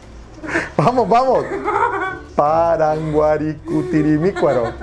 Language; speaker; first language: Spanish; native; Spanish